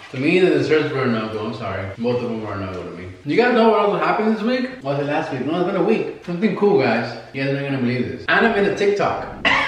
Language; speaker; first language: English; non-native, fluent; Spanish